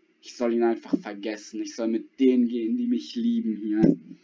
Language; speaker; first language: German; native; German